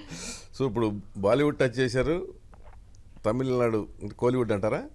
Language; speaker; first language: Telugu; native; Telugu